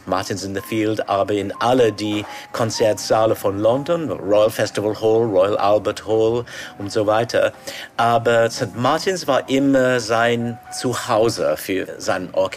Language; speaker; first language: German; non-native, fluent; English